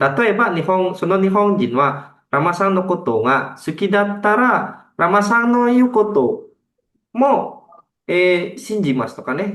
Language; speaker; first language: Japanese; non-native, fluent; Indonesian